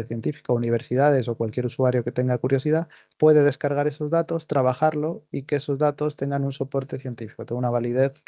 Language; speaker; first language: Spanish; native; Spanish